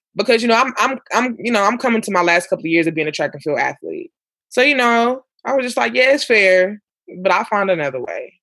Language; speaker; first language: English; native; English